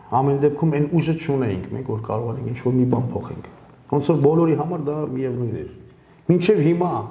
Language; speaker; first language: Armenian; early bilingual, heritage; Armenian